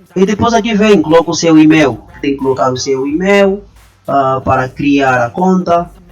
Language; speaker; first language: Portuguese; native; Portuguese